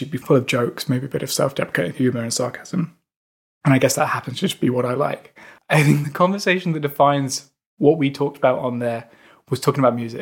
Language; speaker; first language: English; native; English